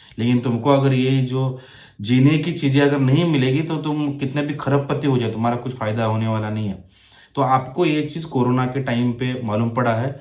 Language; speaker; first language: Hindi; non-native, local second language; Marathi